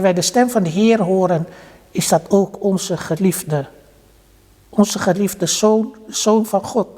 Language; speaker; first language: Dutch; early bilingual, other home language; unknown